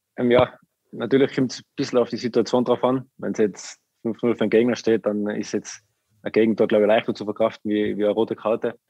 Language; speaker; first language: German; native; German